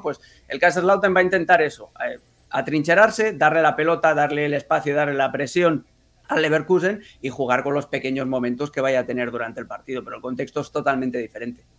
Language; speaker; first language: Spanish; native; Spanish